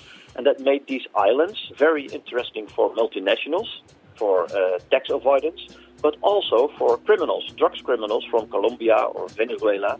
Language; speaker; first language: English; non-native, fluent; Dutch